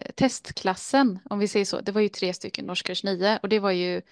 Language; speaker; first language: Swedish; native; Swedish